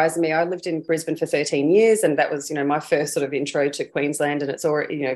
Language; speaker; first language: English; native; English